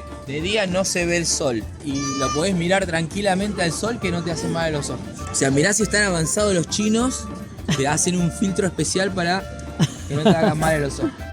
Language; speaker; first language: Spanish; native; Spanish